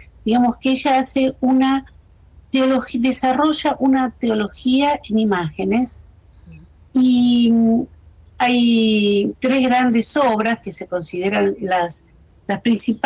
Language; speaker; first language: Spanish; native; Spanish